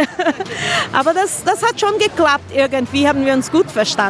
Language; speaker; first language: German; non-native, fluent; Spanish